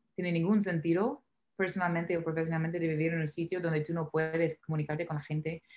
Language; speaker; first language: Spanish; non-native, fluent; English